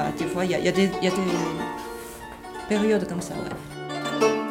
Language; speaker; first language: French; non-native, fluent; Chinese